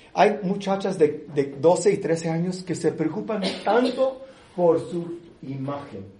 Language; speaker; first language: Spanish; early bilingual, other home language; English